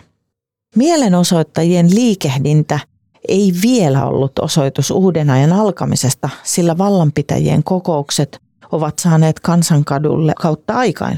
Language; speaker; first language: Finnish; native; Finnish